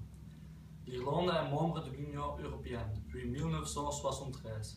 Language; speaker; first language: French; non-native, learner; Dutch